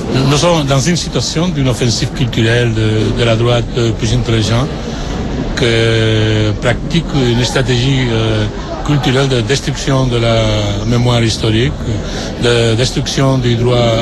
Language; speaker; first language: French; non-native, fluent; Spanish